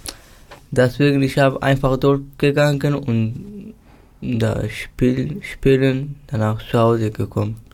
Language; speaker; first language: German; non-native, learner; Turkish